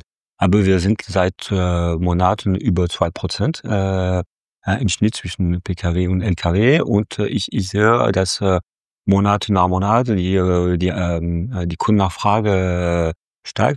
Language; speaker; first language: German; non-native, fluent; French